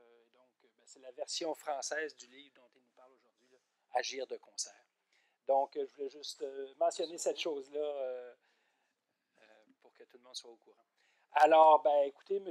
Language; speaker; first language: French; native; French